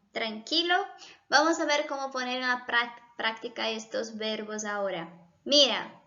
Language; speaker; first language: Spanish; non-native, fluent; Portuguese